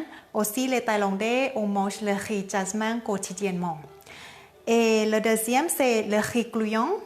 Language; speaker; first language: French; non-native, learner; Thai